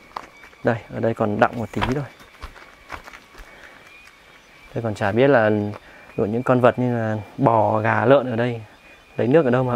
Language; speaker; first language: Vietnamese; native; Vietnamese